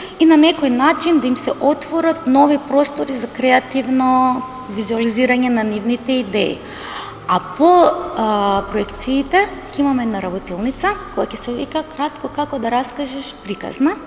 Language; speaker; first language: Macedonian; native; Macedonian